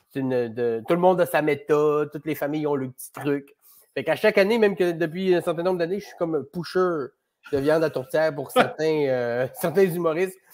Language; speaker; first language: French; native; French